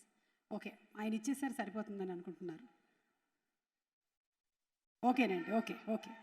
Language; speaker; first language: Telugu; native; Telugu